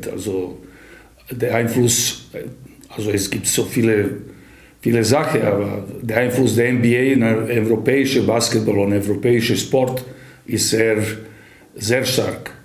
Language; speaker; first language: German; non-native, fluent; Serbian